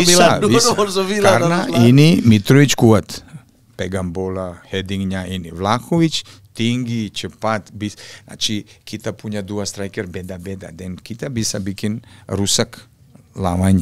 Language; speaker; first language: Indonesian; non-native, fluent; Serbian